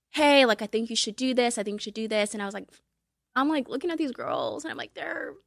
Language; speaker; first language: English; early bilingual, other home language; Kabuverdianu